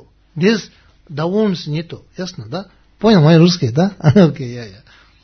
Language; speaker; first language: Russian; non-native, learner; Tibetan